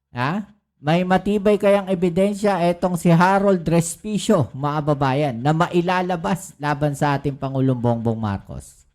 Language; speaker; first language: Filipino; native; Filipino